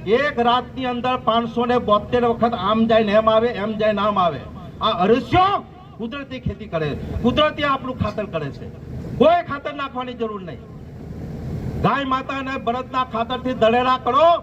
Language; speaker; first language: Gujarati; non-native, local second language; Bhili